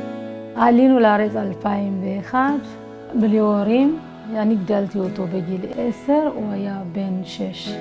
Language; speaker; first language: Hebrew; non-native, fluent; Amharic